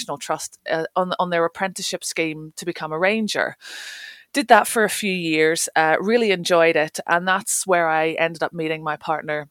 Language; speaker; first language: English; native; English